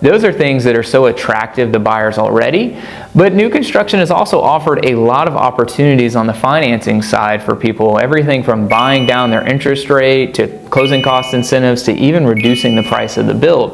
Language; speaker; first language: English; native; English